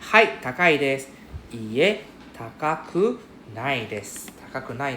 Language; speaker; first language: Japanese; non-native, fluent; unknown